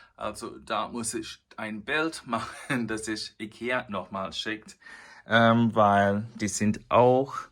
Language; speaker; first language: German; non-native, fluent; English